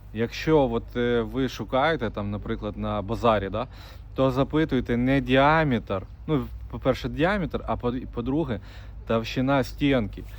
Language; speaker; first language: Ukrainian; non-native, local second language; Russian